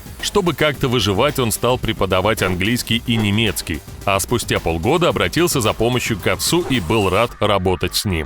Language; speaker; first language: Russian; native; Russian